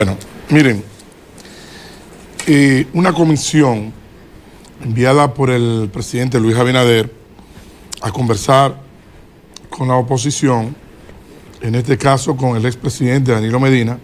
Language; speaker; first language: Spanish; native; Spanish